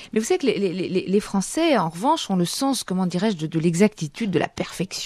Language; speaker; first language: French; native; French